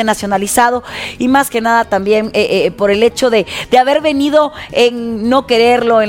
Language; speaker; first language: Spanish; native; Spanish